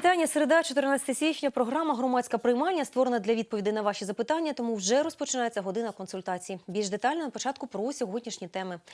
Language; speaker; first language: Ukrainian; native; Ukrainian